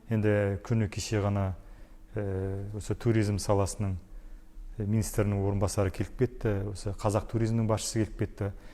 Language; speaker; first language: Kazakh; native; Kazakh